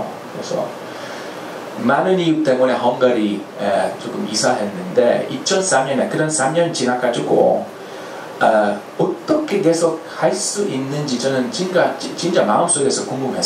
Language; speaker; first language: Korean; non-native, fluent; Hungarian